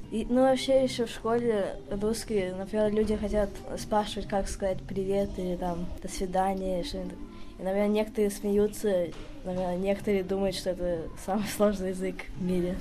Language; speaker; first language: Russian; early bilingual, other home language; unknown